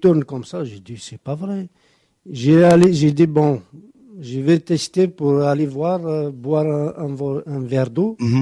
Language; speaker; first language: French; non-native, local second language; Kabyle